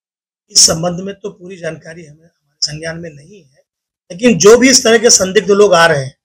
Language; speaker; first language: Hindi; native; Hindi